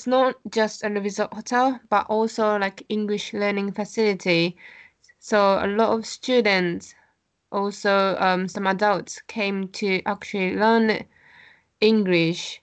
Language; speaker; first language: English; non-native, fluent; Japanese